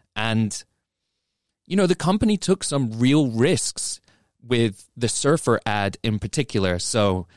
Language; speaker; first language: English; native; English